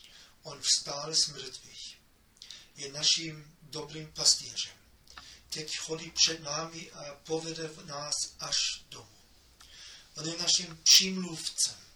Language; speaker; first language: Czech; non-native, fluent; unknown